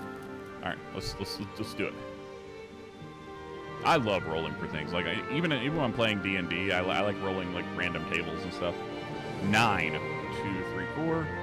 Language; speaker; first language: English; native; English